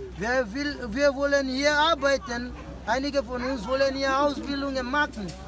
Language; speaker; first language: German; non-native, fluent; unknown